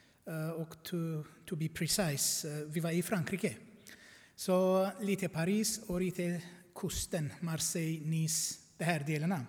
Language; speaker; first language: Swedish; non-native, fluent; Armenian